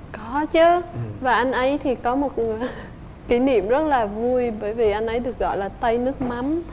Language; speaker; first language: Vietnamese; native; Vietnamese